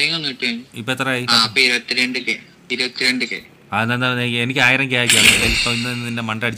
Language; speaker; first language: Malayalam; native; Malayalam